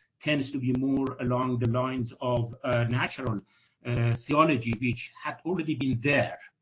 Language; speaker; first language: English; non-native, fluent; Persian